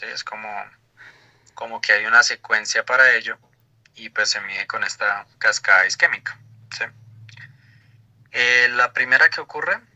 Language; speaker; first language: Spanish; native; Spanish